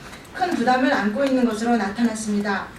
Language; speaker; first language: Korean; native; Korean